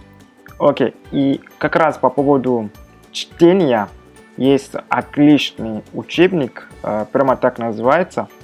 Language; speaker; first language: Russian; non-native, fluent; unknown